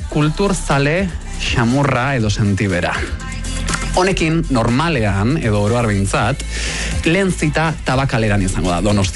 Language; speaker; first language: Basque; native; Basque